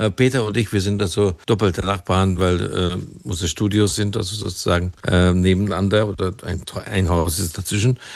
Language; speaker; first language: German; non-native, fluent; Hungarian